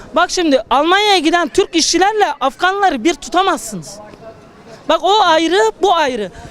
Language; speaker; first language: Turkish; native; Turkish